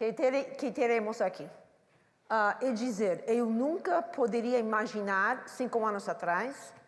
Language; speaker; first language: Portuguese; non-native, learner; English